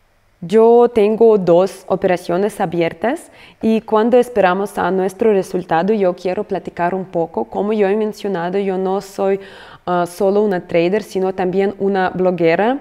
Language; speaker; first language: Spanish; non-native, fluent; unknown